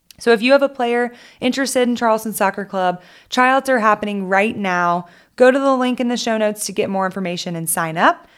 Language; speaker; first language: English; native; English